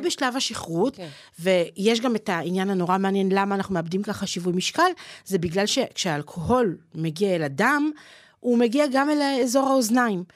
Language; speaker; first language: Hebrew; native; Hebrew